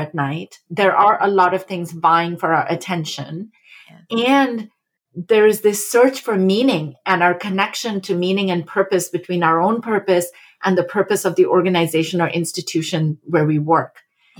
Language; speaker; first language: English; non-native, local second language; Hindi